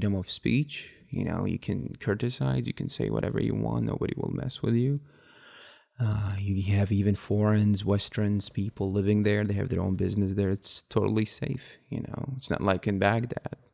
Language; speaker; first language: English; non-native, fluent; Arabic